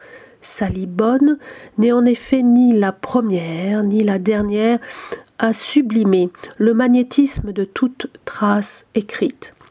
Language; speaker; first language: French; native; French